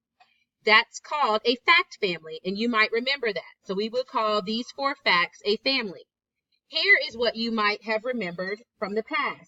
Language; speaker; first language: English; native; English